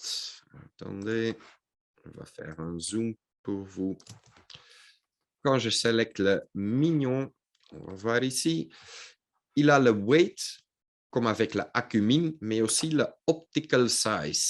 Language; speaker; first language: French; non-native, local second language; Dutch